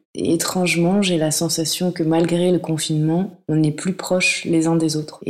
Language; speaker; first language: French; native; French